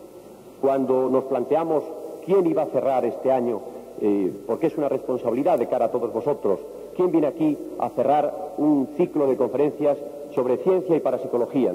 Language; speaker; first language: Spanish; native; Spanish